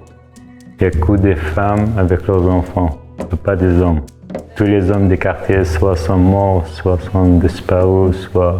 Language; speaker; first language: French; non-native, fluent; Arabic